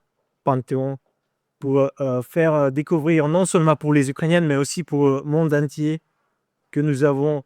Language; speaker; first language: French; non-native, fluent; Ukrainian